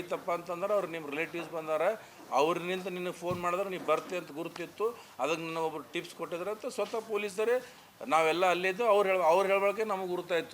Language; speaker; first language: Kannada; native; Kannada